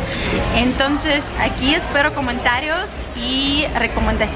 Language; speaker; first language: Spanish; non-native, learner; Russian